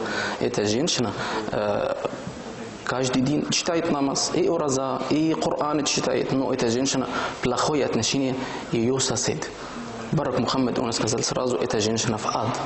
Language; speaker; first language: Russian; non-native, learner; Arabic